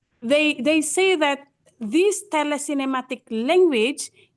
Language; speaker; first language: English; non-native, fluent; Indonesian